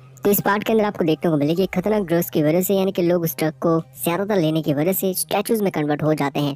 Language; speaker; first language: Hindi; native; Hindi